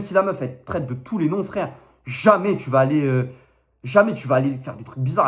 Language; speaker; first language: French; native; French